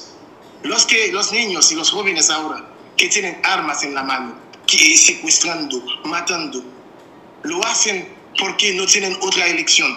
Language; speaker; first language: Spanish; non-native, fluent; Haitian Creole